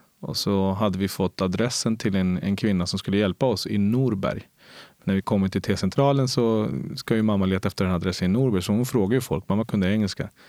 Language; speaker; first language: Swedish; early bilingual, other home language; Spanish